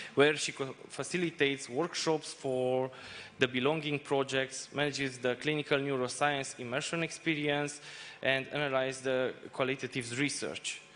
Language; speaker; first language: English; non-native, fluent; Romanian